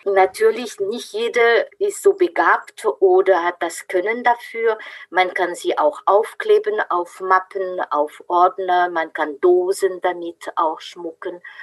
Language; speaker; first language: German; non-native, fluent; French